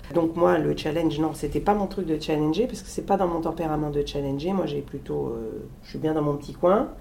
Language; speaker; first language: French; native; French